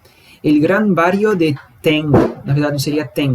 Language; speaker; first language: Spanish; non-native, fluent; Portuguese